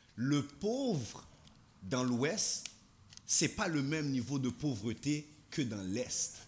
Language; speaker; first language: French; native; French